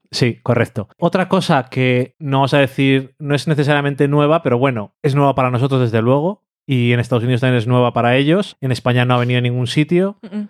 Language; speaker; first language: Spanish; native; Spanish